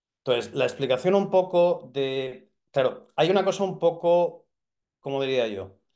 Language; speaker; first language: Spanish; native; Spanish